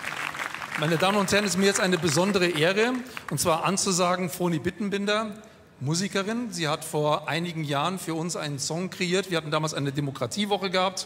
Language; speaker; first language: German; native; German